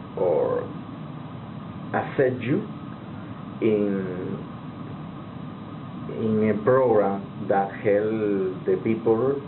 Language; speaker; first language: English; non-native, learner; Spanish